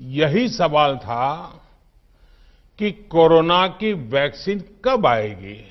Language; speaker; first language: Hindi; non-native, local second language; Gujarati